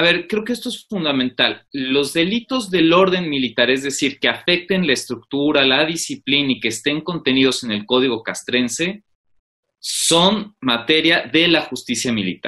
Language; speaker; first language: Spanish; native; Spanish